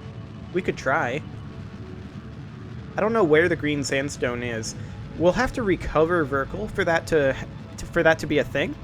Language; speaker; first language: English; native; English